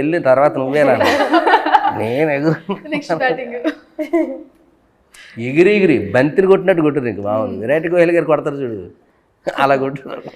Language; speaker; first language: Telugu; native; Telugu